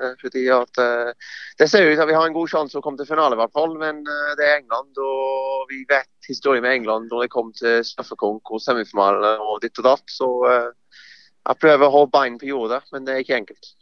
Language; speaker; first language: Norwegian; non-native, fluent; English